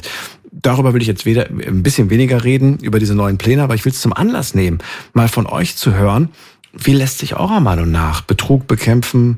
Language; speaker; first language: German; native; German